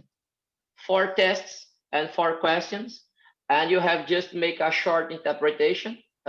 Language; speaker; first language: English; non-native, fluent; Portuguese